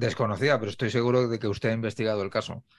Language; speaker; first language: Spanish; native; Spanish